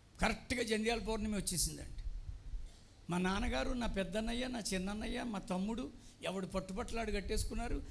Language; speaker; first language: Telugu; non-native, local second language; Tamil